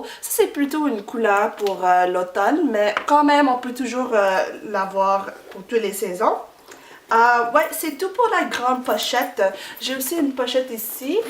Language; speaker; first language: French; non-native, fluent; English